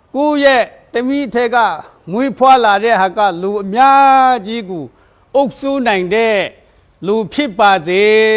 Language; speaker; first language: Burmese; non-native, local second language; Kachin